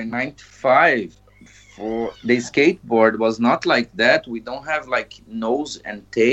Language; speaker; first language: English; non-native, learner; Portuguese